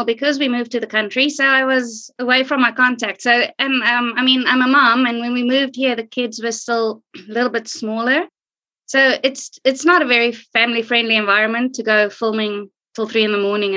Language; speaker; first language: English; non-native, local second language; Afrikaans